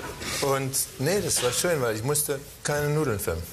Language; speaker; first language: German; native; German